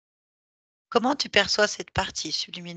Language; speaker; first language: French; native; French